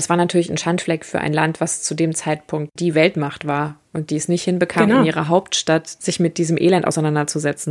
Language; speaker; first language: German; native; German